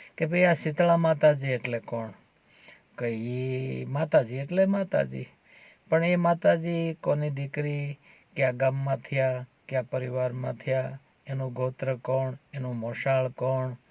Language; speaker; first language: Gujarati; native; Gujarati